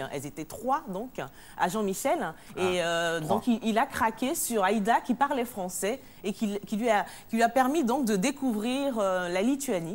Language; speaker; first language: French; native; French